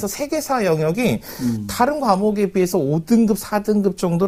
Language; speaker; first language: Korean; native; Korean